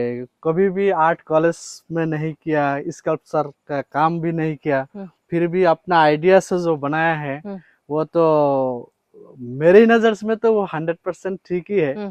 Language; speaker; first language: Hindi; non-native, local second language; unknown